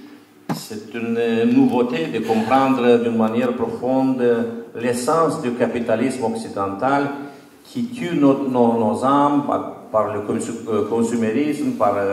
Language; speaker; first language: French; non-native, fluent; Romanian